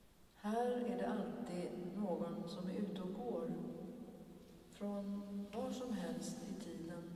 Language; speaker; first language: Swedish; native; Swedish